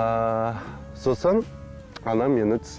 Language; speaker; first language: Kazakh; non-native, local second language; Russian